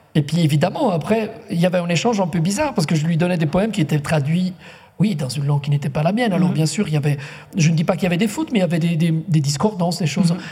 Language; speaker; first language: French; non-native, local second language; Italian